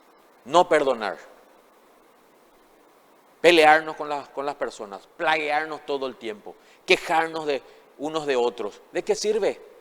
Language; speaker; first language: Spanish; native; Spanish